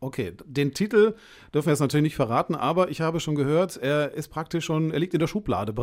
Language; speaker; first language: German; native; German